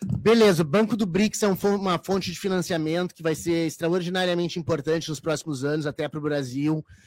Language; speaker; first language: Portuguese; native; Portuguese